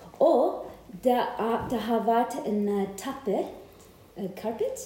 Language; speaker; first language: Norwegian; non-native, fluent; English